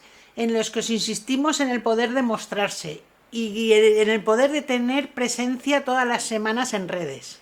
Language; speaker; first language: Spanish; native; Spanish